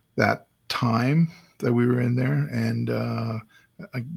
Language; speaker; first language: English; native; English